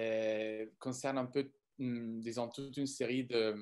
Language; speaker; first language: French; non-native, fluent; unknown